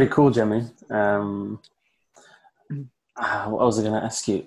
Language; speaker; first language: English; native; English